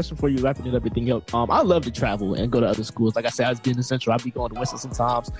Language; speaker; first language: English; native; English